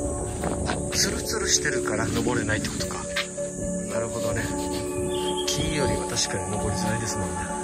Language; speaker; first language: Japanese; native; Japanese